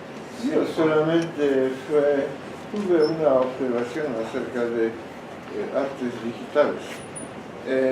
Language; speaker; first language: Spanish; non-native, fluent; Polish